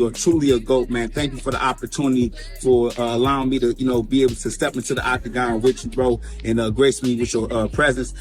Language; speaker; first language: English; native; English